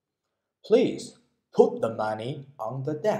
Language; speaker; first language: English; non-native, fluent; Chinese